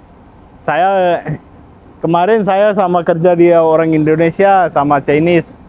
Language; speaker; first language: Indonesian; non-native, learner; Telugu